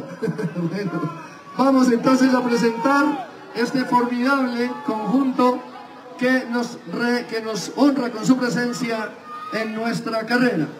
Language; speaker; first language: Spanish; native; Spanish